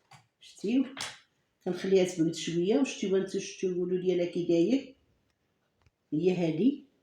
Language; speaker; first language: Arabic; native; Arabic